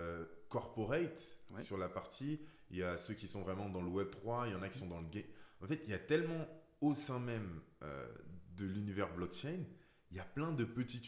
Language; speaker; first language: French; native; French